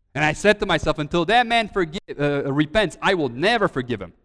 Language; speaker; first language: English; early bilingual, other home language; Romanian